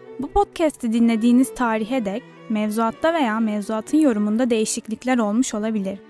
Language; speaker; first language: Turkish; native; Turkish